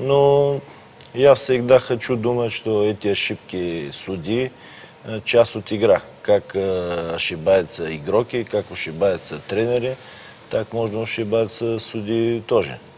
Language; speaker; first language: Russian; non-native, learner; Bulgarian